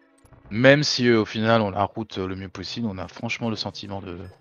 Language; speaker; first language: French; native; French